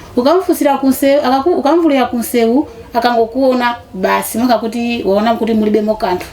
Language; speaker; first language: Nyanja; native; Nyanja